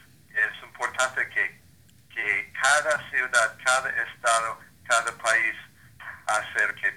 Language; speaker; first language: Spanish; non-native, learner; English